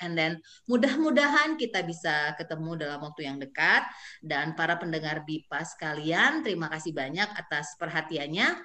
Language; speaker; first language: Indonesian; native; Indonesian